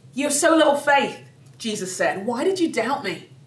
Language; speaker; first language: English; native; English